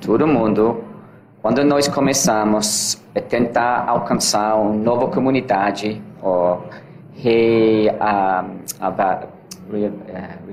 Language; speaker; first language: Portuguese; non-native, learner; English